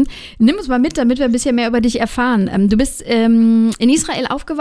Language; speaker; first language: German; native; German